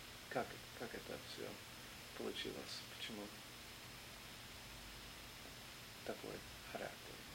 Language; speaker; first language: Russian; non-native, fluent; English